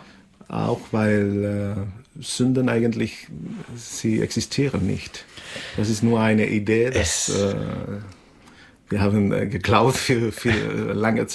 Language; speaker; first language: German; non-native, learner; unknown